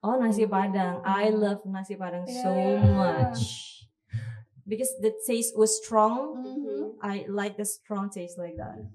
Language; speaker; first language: English; non-native, fluent; Indonesian